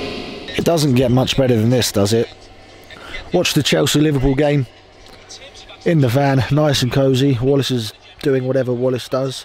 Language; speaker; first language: English; native; English